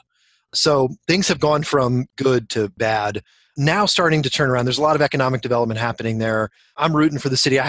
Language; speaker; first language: English; native; English